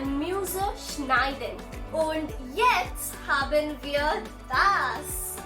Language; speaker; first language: German; non-native, learner; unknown